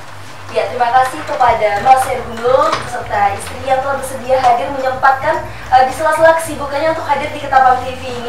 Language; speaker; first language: Indonesian; native; Indonesian